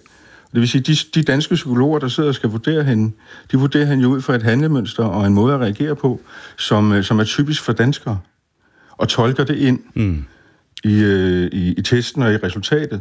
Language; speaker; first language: Danish; native; Danish